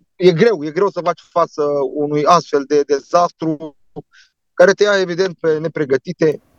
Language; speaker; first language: Romanian; non-native, local second language; Turkish